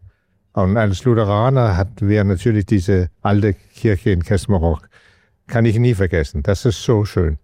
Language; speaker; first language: German; non-native, fluent; Danish